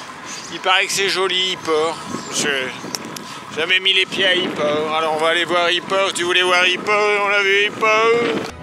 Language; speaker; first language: French; native; French